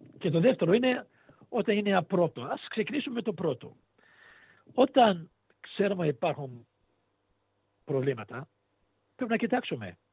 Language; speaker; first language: Greek; early bilingual, heritage; Greek